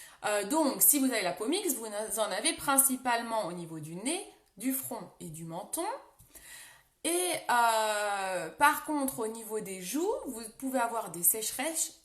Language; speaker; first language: French; native; French